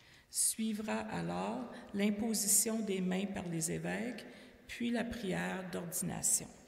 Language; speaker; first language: French; native; French